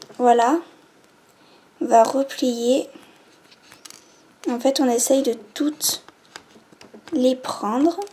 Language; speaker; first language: French; native; French